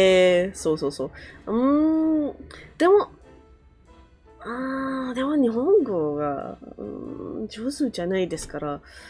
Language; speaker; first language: Japanese; non-native, learner; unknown